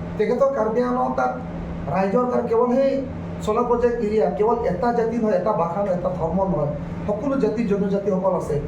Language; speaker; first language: Assamese; non-native, local second language; Karbi